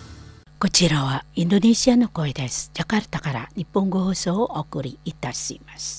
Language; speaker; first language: Japanese; non-native, fluent; Indonesian